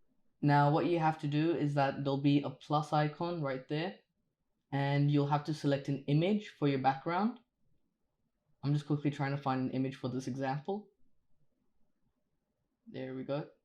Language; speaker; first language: English; native; English